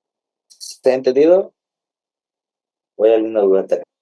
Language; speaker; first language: Spanish; native; Spanish